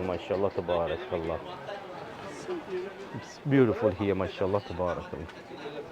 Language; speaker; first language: Hindi; non-native, local second language; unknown